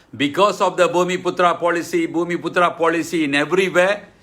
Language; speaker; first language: English; non-native, local second language; Tamil